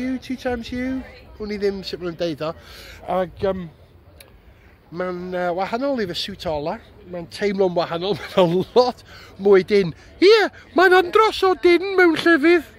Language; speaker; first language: Welsh; non-native, local second language; English